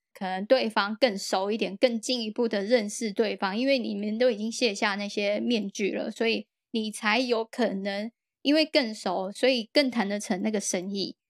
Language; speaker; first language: Chinese; native; Chinese